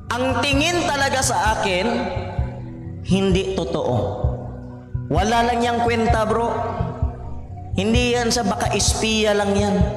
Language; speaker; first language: Filipino; non-native, local second language; Cebuano